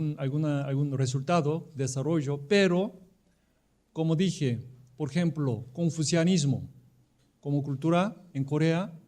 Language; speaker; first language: Spanish; non-native, fluent; Korean